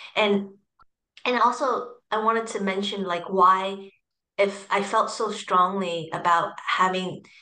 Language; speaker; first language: English; early bilingual, other home language; Cantonese